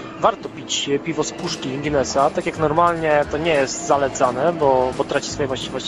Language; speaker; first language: Polish; native; Polish